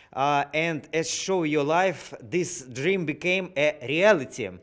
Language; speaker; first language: English; non-native, learner; Russian